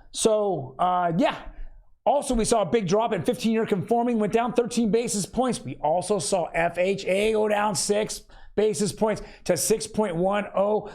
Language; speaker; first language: English; native; English